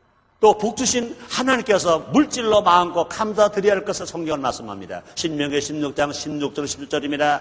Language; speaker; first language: Korean; native; Korean